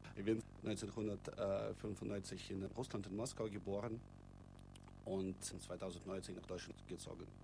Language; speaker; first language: German; non-native, fluent; Russian